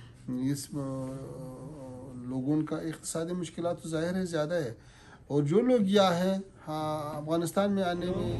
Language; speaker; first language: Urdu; non-native, learner; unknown